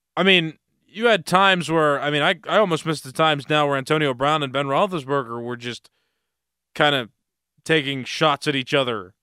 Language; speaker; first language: English; native; English